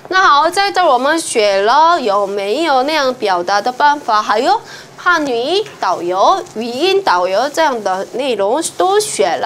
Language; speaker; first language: Chinese; non-native, fluent; Korean